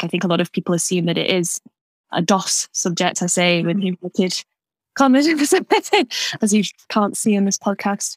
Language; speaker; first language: English; native; English